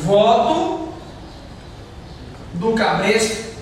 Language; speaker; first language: Portuguese; native; Portuguese